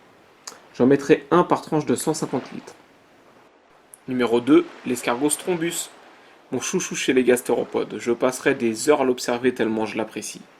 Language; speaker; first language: French; native; French